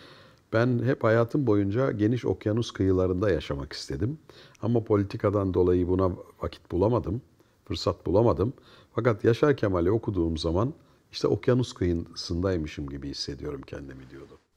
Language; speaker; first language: Turkish; native; Turkish